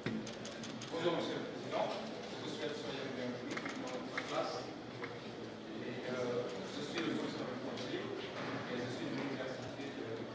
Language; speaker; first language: French; non-native, fluent; Indonesian